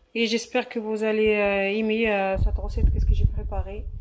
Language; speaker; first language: French; non-native, local second language; Arabic